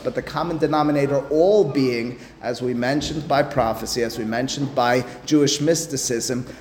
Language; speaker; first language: English; native; English